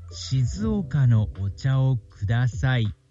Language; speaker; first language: Japanese; non-native, learner; English